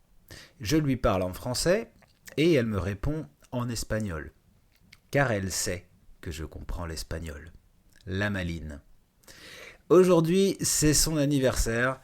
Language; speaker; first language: French; native; French